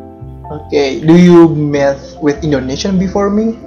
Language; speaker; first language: English; non-native, learner; Indonesian